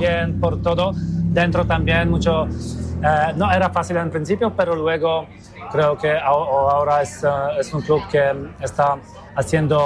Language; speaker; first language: Spanish; non-native, fluent; Polish